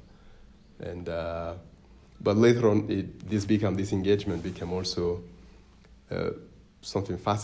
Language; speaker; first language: English; non-native, fluent; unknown